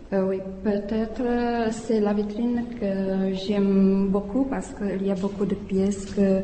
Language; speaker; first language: French; non-native, learner; Czech